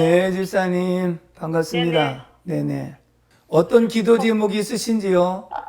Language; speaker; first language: Korean; native; Korean